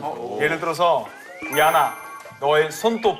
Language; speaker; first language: Korean; non-native, fluent; Italian